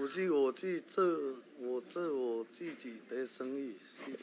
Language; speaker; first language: Chinese; early bilingual, heritage; Chinese